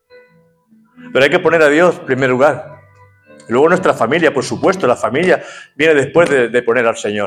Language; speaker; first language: Spanish; native; Spanish